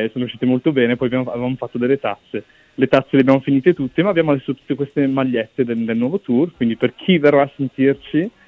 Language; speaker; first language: Italian; early bilingual, other home language; English